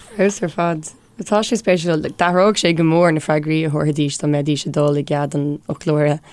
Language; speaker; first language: Irish; non-native, local second language; English